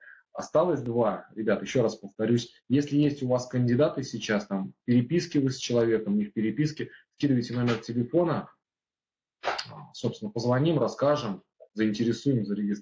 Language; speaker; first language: Russian; native; Russian